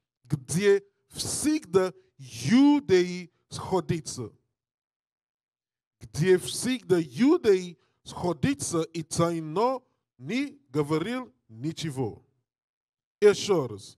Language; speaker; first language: Russian; non-native, learner; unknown